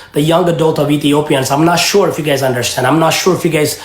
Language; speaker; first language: English; early bilingual, other home language; Amharic